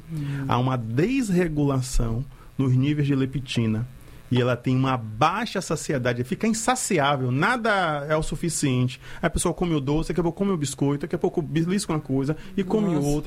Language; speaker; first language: Portuguese; native; Portuguese